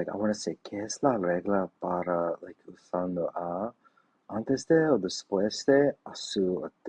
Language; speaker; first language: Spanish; non-native, learner; English